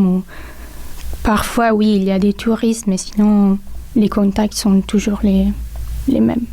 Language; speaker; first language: French; non-native, local second language; Italian